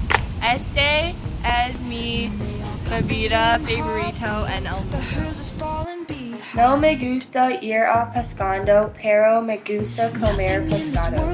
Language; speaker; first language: Spanish; non-native, learner; English